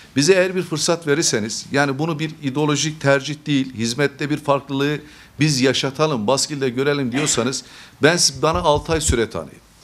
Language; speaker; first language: Turkish; native; Turkish